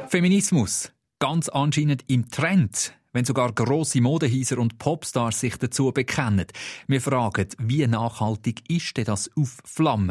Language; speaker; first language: German; native; German